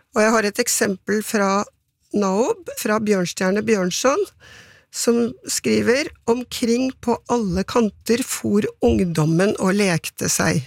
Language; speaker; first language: Norwegian; native; Norwegian